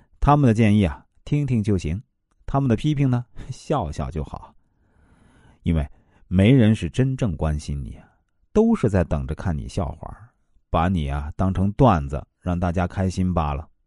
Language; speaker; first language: Chinese; native; Chinese